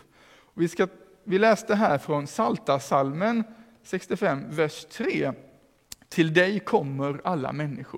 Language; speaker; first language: Swedish; native; Swedish